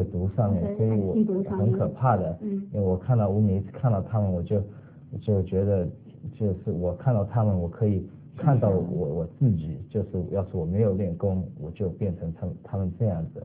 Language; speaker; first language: Chinese; early bilingual, other home language; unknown